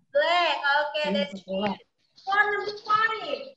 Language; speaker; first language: English; non-native, learner; Indonesian